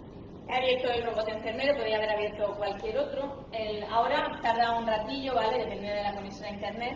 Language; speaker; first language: Spanish; native; Spanish